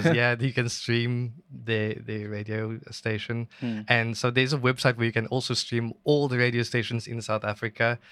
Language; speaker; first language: English; native; English